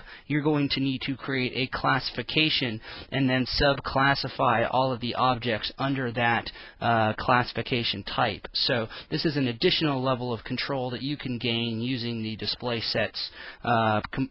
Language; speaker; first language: English; native; English